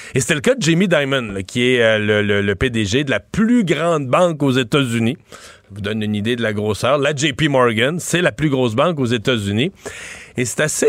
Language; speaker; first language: French; native; French